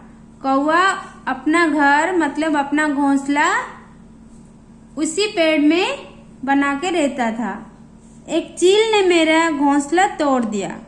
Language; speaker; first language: Hindi; non-native, local second language; Odia